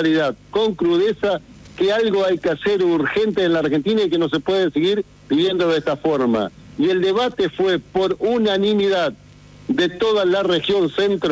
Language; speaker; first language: Spanish; native; Spanish